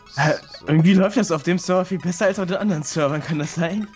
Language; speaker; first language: German; native; German